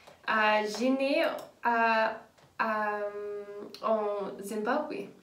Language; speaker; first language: French; non-native, learner; English